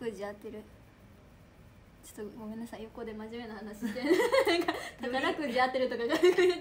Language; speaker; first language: Japanese; native; Japanese